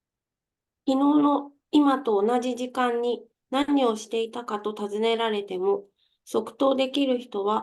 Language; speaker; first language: Japanese; native; Japanese